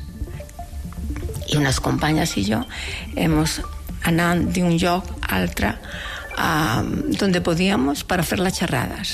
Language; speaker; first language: Catalan; non-native, local second language; Galician